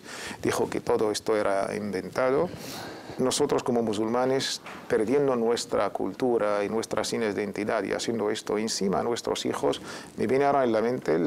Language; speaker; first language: Spanish; native; Spanish